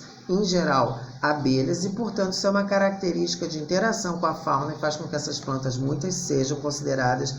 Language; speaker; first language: Portuguese; native; Portuguese